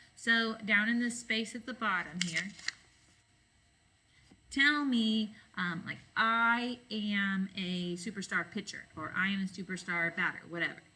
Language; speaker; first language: English; native; English